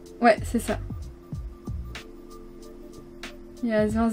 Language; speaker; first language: French; native; French